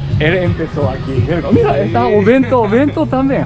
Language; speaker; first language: Spanish; non-native, learner; Japanese